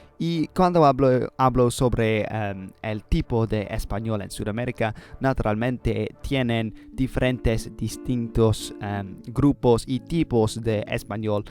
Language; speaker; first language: Spanish; non-native, learner; English